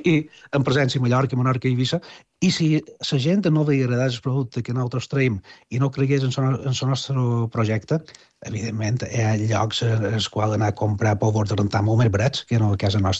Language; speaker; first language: Catalan; native; Catalan